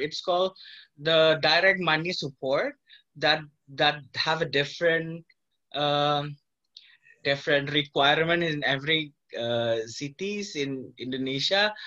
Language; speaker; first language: English; non-native, fluent; Indonesian